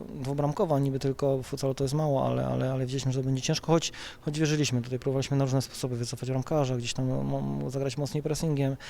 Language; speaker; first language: Polish; native; Polish